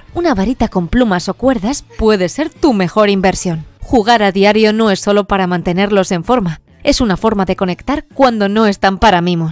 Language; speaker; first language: Spanish; native; Spanish